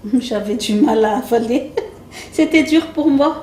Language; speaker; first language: French; non-native, local second language; Malagasy